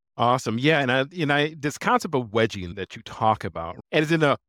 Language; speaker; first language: English; native; English